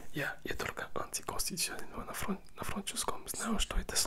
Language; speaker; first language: Russian; non-native, learner; French